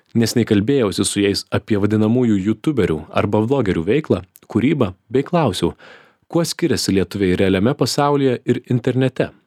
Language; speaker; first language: Lithuanian; native; Lithuanian